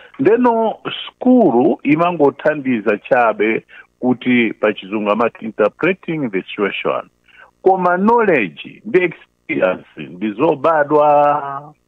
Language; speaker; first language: Nyanja; non-native, local second language; Tumbuka